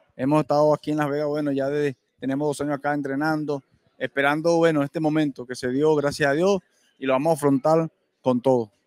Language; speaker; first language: Spanish; native; Spanish